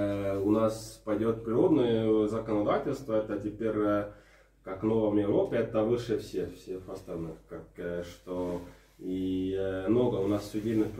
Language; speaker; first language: Russian; non-native, fluent; Estonian